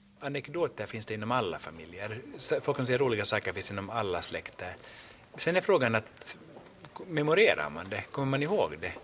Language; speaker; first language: Swedish; native; Swedish